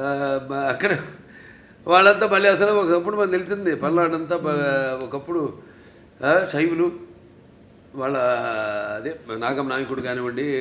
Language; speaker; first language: Telugu; native; Telugu